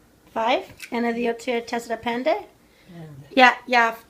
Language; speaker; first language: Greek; early bilingual, heritage; English